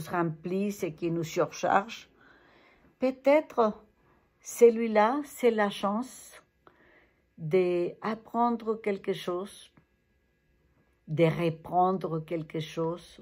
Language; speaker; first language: French; non-native, fluent; Spanish